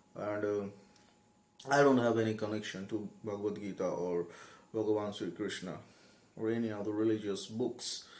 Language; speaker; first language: English; non-native, local second language; Bangla